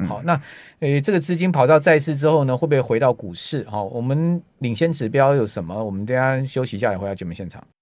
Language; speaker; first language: Chinese; native; Chinese